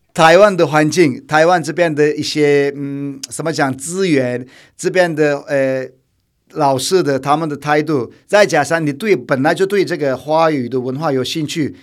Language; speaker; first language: Chinese; non-native, fluent; Turkish